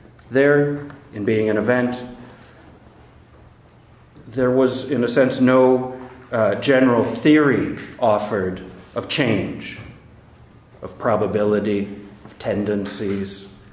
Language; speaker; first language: English; native; English